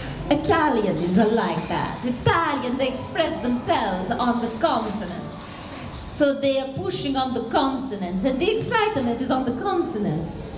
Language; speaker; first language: English; native; English